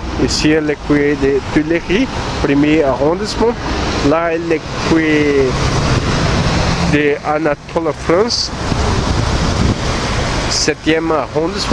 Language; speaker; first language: French; non-native, learner; Portuguese